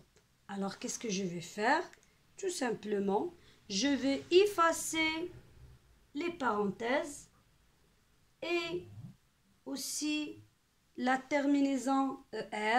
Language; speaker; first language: French; non-native, local second language; Arabic